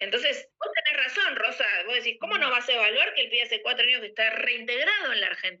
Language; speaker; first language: Spanish; native; Spanish